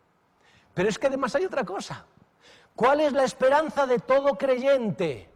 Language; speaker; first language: Spanish; native; Spanish